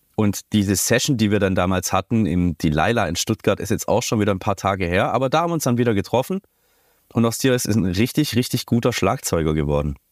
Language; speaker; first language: German; native; German